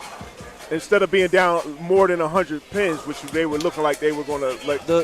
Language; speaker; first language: English; native; English